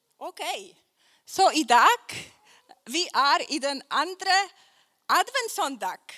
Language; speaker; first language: Swedish; non-native, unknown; Polish